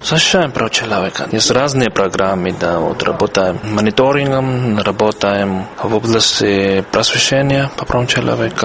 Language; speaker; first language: Russian; non-native, fluent; Georgian